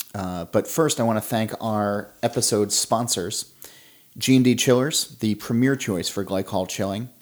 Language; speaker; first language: English; native; English